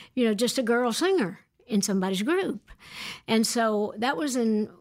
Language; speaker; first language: English; native; English